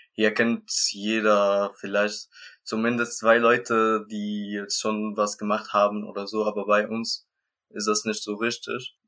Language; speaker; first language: German; non-native, learner; Arabic